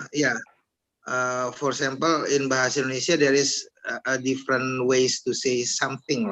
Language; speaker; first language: English; non-native, fluent; Indonesian